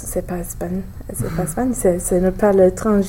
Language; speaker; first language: French; non-native, learner; English